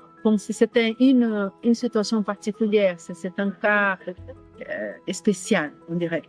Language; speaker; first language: French; non-native, fluent; Portuguese